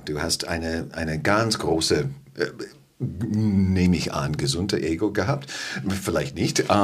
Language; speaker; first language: German; non-native, fluent; English